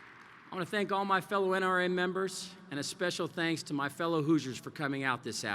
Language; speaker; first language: English; native; English